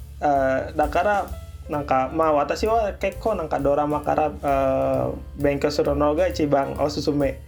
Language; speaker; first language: Japanese; non-native, learner; Indonesian